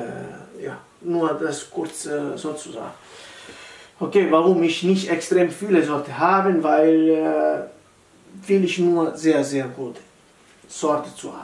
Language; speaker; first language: German; non-native, learner; Italian